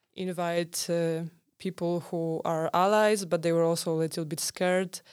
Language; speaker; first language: English; non-native, fluent; Polish